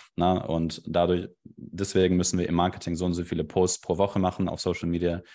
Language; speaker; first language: German; non-native, fluent; Russian